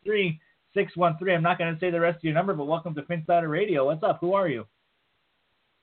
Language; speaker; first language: English; native; English